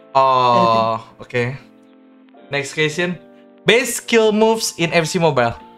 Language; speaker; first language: English; non-native, learner; Indonesian